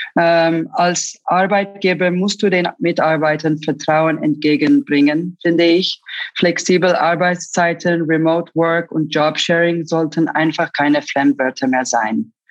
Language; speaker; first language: German; early bilingual, other home language; Turkish